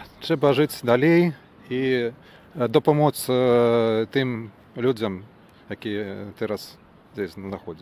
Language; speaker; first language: Polish; non-native, learner; Ukrainian